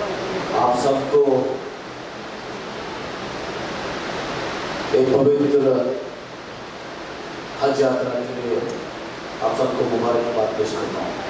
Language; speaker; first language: Hindi; non-native, local second language; Kannada